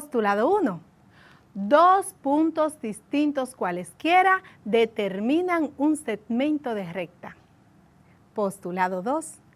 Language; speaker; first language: Spanish; native; Spanish